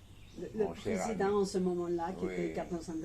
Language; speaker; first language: French; non-native, fluent; Spanish